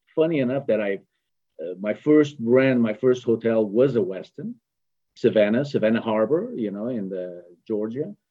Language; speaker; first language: English; non-native, fluent; Portuguese